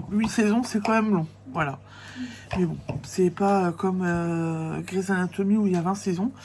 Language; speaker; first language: French; native; French